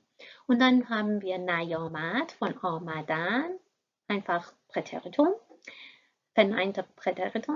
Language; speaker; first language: German; non-native, fluent; Persian